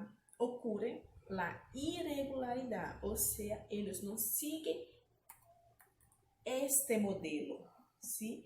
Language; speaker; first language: Spanish; non-native, fluent; Portuguese